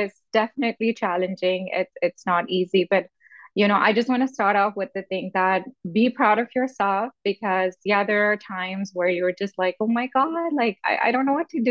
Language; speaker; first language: English; non-native, local second language; Urdu